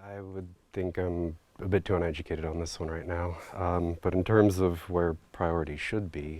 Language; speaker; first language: English; native; English